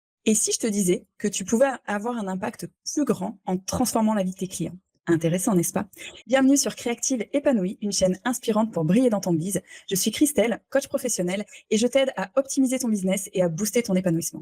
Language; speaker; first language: French; native; French